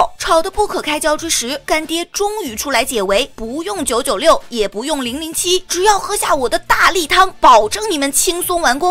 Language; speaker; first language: Chinese; native; Chinese